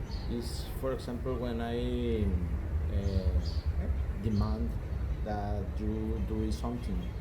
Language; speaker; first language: English; non-native, learner; Spanish